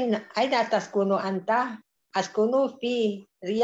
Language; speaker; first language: Arabic; non-native, learner; Indonesian